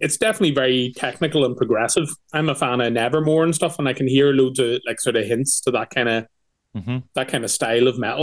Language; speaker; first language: English; native; English